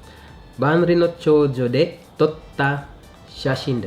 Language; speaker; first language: Japanese; non-native, fluent; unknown